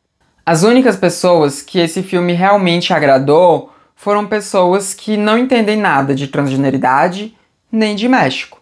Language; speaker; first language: Portuguese; native; Portuguese